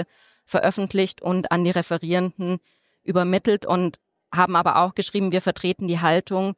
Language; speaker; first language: German; native; German